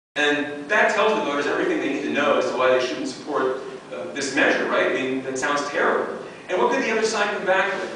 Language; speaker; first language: English; native; English